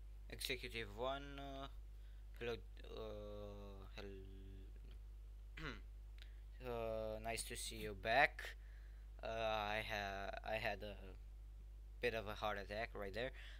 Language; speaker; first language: English; non-native, fluent; Romanian